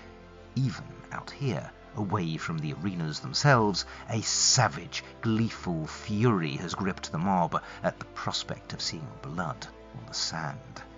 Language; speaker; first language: English; native; English